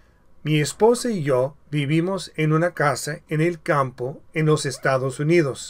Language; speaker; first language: Spanish; non-native, learner; English